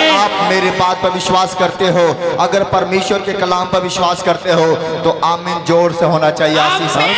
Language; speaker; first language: Hindi; native; Hindi